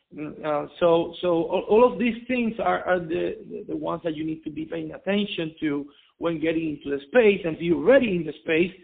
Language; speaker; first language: English; non-native, fluent; Spanish